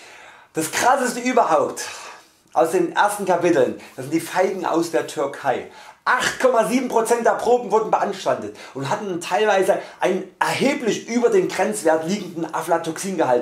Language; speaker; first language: German; native; German